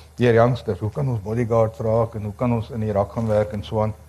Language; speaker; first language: Afrikaans; native; Afrikaans